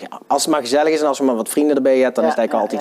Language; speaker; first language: Dutch; native; Dutch